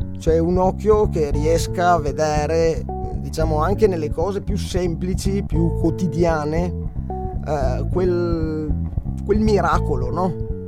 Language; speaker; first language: Italian; native; Italian